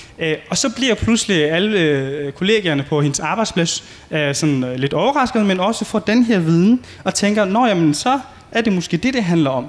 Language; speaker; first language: Danish; early bilingual, other home language; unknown